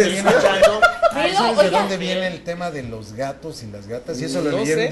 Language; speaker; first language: Spanish; native; Spanish